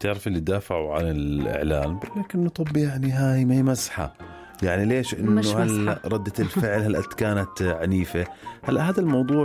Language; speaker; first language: Arabic; native; Arabic